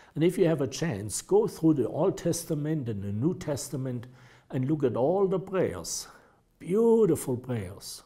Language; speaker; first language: English; non-native, fluent; German